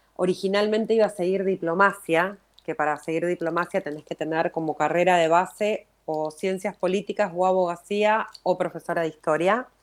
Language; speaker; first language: Spanish; native; Spanish